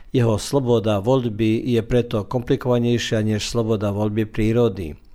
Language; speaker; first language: Slovak; early bilingual, heritage; Slovak